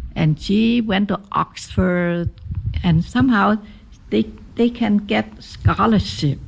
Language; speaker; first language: English; non-native, fluent; Chinese